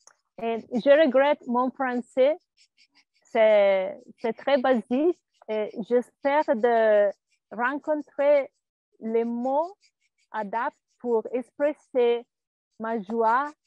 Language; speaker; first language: French; non-native, learner; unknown